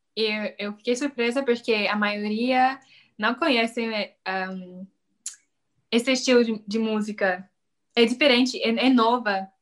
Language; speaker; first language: Portuguese; non-native, fluent; English